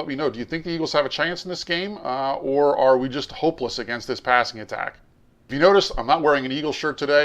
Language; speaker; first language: English; native; English